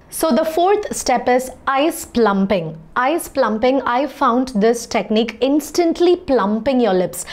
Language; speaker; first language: English; non-native, local second language; Malayalam